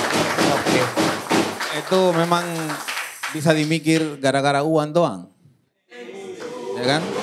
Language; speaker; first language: Indonesian; non-native, fluent; Spanish